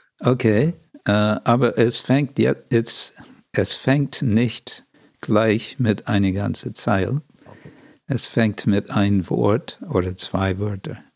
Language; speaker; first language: German; non-native, fluent; English